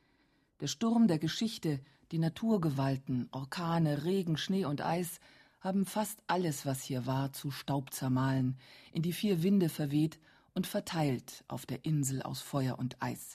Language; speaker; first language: German; native; German